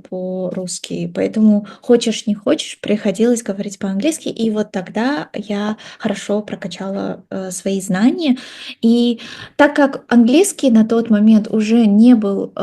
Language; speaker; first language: Russian; non-native, local second language; Kazakh